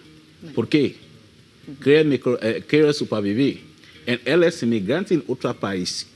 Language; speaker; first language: Spanish; non-native, learner; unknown